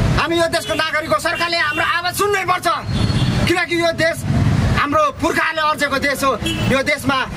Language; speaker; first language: Nepali; native; Nepali